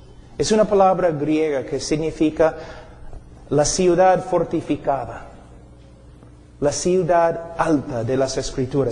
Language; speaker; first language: Spanish; non-native, fluent; English